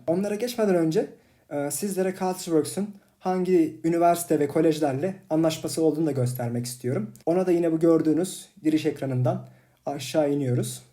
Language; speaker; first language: Turkish; native; Turkish